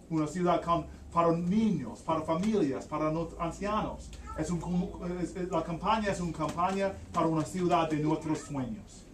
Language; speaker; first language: Spanish; non-native, learner; English